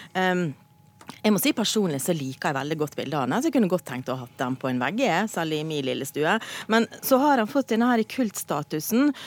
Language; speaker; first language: Norwegian; native; Norwegian